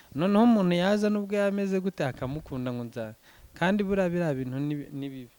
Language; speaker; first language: Kinyarwanda; early bilingual, heritage; Kinyarwanda